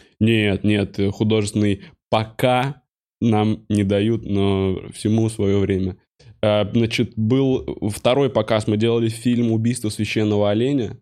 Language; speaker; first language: Russian; native; Russian